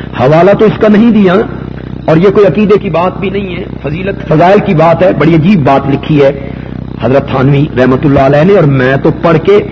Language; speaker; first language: Urdu; non-native, local second language; Punjabi